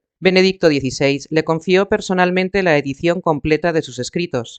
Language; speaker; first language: Spanish; native; Spanish